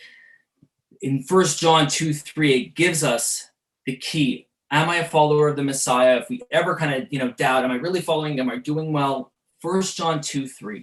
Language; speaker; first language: English; native; English